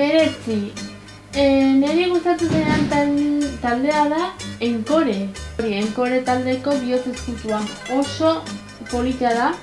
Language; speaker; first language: Basque; non-native, local second language; Spanish